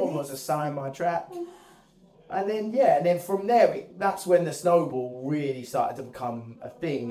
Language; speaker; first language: English; native; English